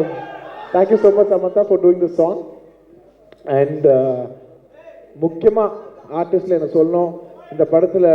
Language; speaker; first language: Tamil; non-native, local second language; Telugu